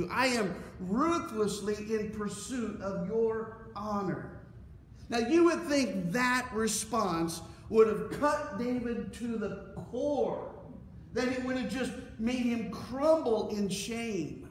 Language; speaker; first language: English; native; English